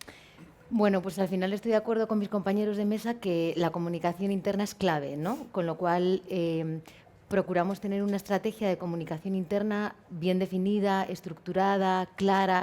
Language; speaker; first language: Spanish; native; Spanish